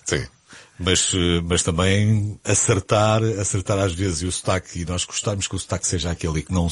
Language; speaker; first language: Portuguese; native; Portuguese